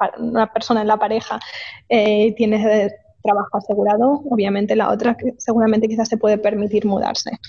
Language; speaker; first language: Spanish; native; Spanish